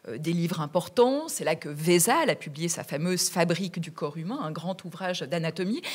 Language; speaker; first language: French; native; French